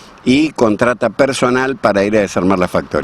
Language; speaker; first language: Spanish; native; Spanish